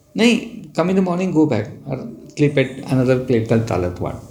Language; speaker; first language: English; non-native, local second language; Marathi